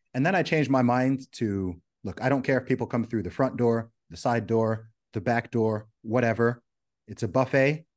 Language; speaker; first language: English; early bilingual, other home language; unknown